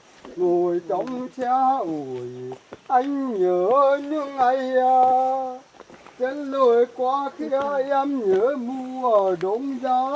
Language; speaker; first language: Vietnamese; native; Vietnamese